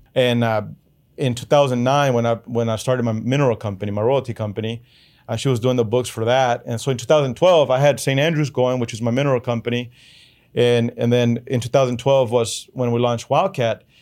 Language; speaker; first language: English; early bilingual, other home language; Spanish